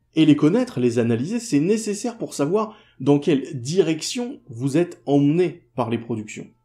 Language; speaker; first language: French; native; French